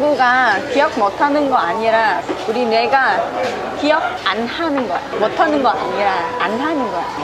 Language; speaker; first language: Korean; non-native, learner; Vietnamese